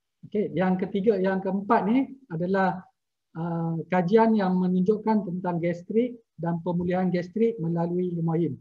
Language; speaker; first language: Malay; native; Malay